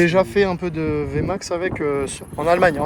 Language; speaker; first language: French; native; French